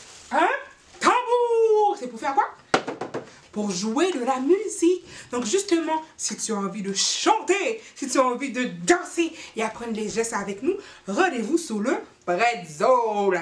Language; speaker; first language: French; native; French